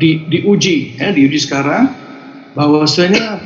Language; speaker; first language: Indonesian; native; Indonesian